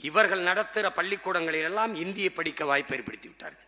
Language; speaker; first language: Tamil; native; Tamil